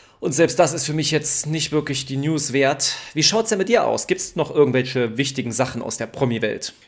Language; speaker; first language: German; native; German